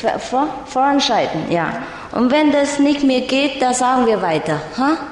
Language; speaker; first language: German; non-native, learner; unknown